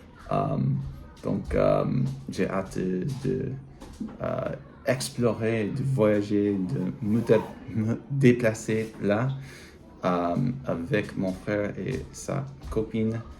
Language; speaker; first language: French; non-native, learner; English